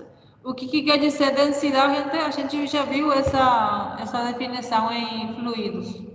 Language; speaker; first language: Portuguese; non-native, fluent; Spanish